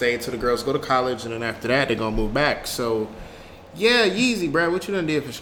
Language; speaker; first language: English; native; English